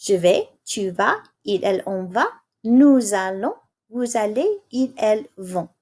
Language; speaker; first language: French; non-native, fluent; English